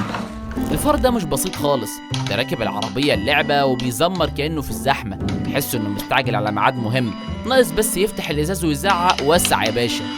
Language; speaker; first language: Arabic; native; Arabic